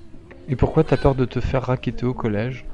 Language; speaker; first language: French; native; French